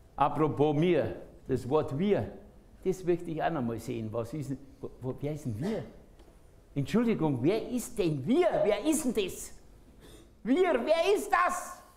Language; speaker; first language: German; native; German